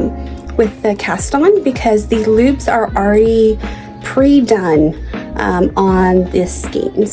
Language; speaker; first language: English; native; English